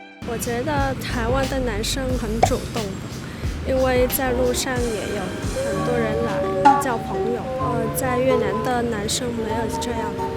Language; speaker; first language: Chinese; non-native, fluent; Vietnamese